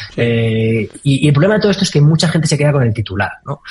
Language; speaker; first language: Spanish; native; Spanish